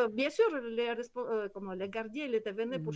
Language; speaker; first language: French; non-native, learner; Kyrgyz